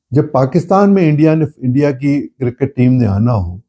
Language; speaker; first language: Urdu; non-native, local second language; Punjabi